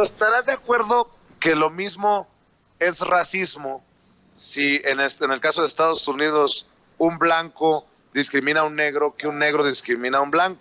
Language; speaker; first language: Spanish; native; Spanish